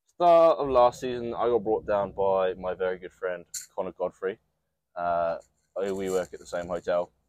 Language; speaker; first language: English; native; English